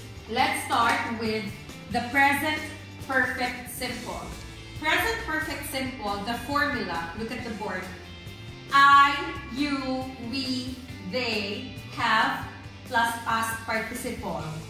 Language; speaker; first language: English; non-native, local second language; Filipino